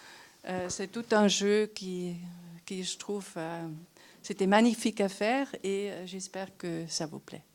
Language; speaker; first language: French; non-native, local second language; German